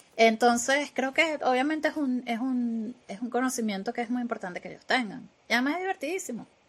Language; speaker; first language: Spanish; native; Spanish